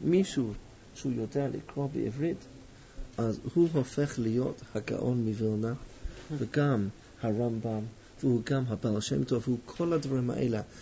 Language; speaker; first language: Hebrew; non-native, fluent; English